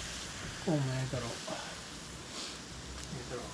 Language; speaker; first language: Japanese; native; Japanese